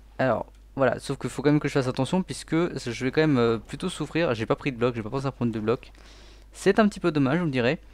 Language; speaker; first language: French; native; French